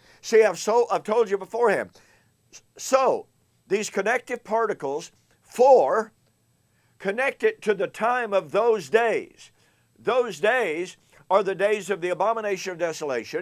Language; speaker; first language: English; native; English